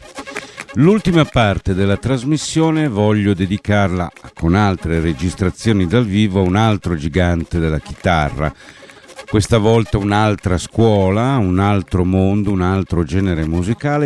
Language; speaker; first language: Italian; native; Italian